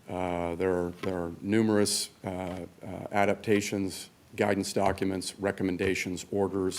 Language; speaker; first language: English; native; English